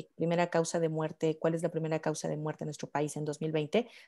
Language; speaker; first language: Spanish; native; Spanish